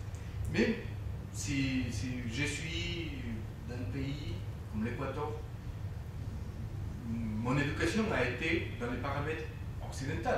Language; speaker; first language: French; non-native, fluent; Spanish